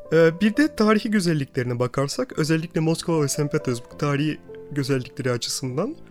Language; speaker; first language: Turkish; early bilingual, other home language; Russian